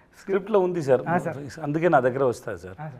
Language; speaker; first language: Telugu; non-native, learner; Tamil